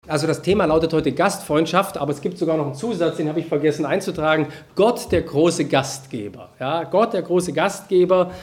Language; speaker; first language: German; native; German